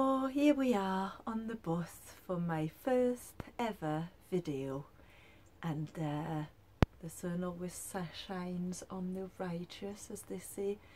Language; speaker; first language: English; non-native, fluent; French